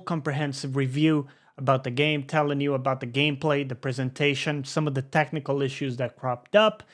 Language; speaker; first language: English; native; English